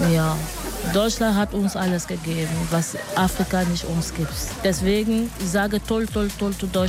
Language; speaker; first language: German; non-native, learner; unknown